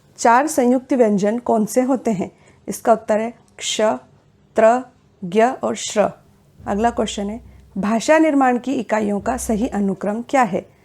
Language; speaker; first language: Hindi; native; Hindi